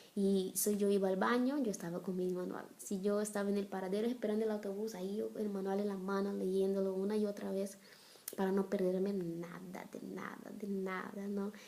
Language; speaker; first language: Spanish; non-native, fluent; Portuguese